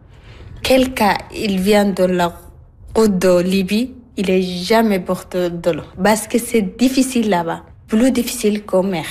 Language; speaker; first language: French; non-native, learner; Arabic